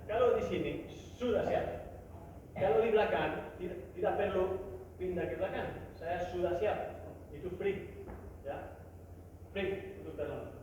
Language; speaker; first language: Indonesian; non-native, learner; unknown